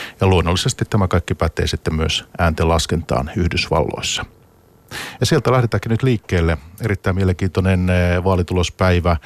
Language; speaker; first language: Finnish; native; Finnish